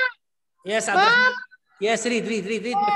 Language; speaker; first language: English; non-native, fluent; Arabic